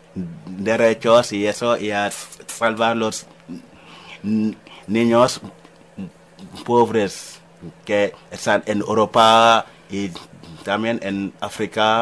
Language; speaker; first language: Spanish; non-native, learner; Wolof